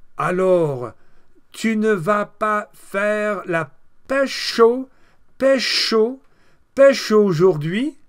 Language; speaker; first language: French; non-native, fluent; English